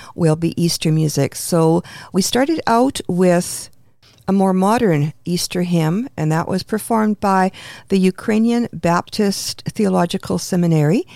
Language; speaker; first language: English; early bilingual, other home language; Ukrainian